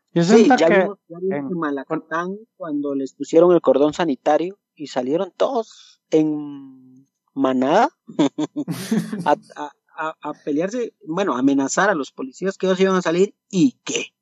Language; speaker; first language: Spanish; native; Spanish